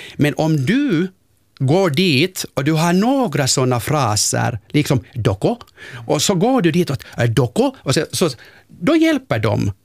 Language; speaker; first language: Swedish; non-native, local second language; Finnish